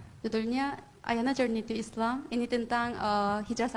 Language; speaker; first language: Indonesian; non-native, fluent; Korean